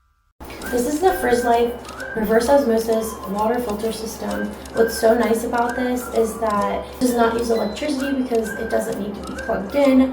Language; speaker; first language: English; native; English